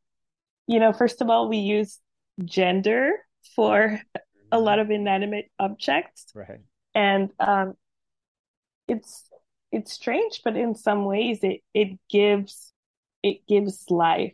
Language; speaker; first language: English; non-native, fluent; French